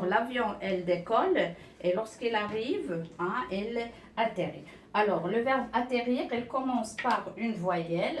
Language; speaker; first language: French; non-native, local second language; Arabic